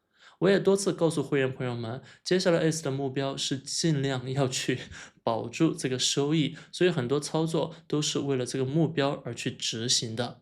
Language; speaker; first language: Chinese; native; Chinese